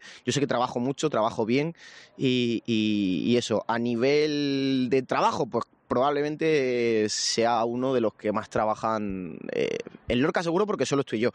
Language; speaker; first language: Spanish; native; Spanish